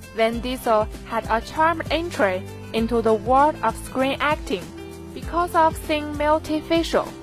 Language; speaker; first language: English; non-native, learner; Chinese